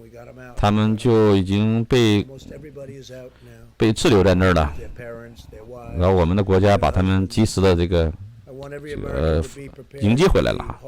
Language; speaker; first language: Chinese; native; Chinese